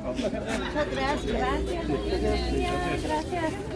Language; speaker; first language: Spanish; non-native, learner; English